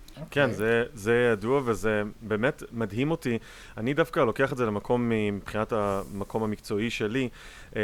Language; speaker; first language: Hebrew; native; Hebrew